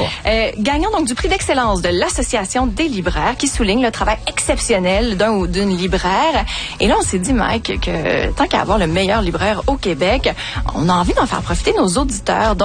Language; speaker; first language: French; native; French